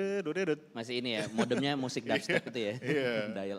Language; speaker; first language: Indonesian; native; Indonesian